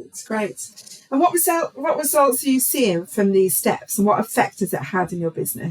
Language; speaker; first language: English; native; English